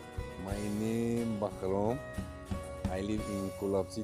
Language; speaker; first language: English; non-native, learner; Tajik